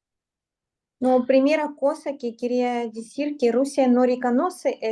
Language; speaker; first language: Spanish; non-native, learner; Russian